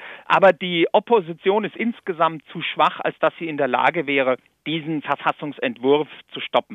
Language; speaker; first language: German; native; German